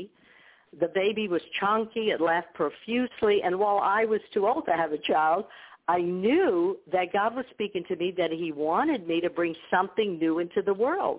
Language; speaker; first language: English; early bilingual, other home language; Ukrainian